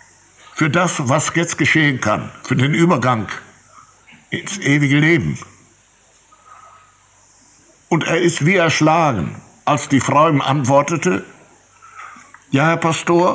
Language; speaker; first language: German; native; German